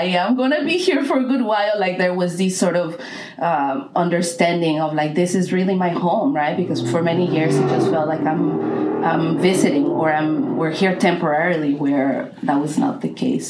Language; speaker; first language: English; non-native, fluent; Spanish